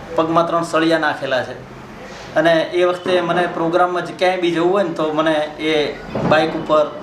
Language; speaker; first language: Gujarati; native; Gujarati